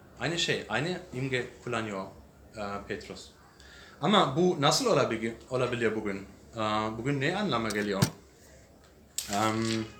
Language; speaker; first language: Turkish; non-native, learner; English